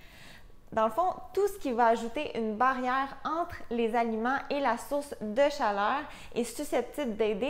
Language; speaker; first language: French; native; French